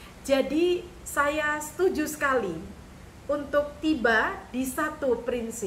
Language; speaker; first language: Indonesian; native; Indonesian